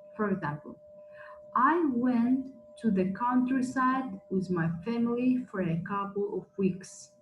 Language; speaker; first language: English; non-native, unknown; Kazakh